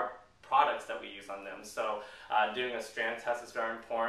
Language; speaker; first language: English; native; English